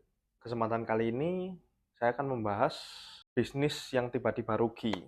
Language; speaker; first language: Indonesian; native; Indonesian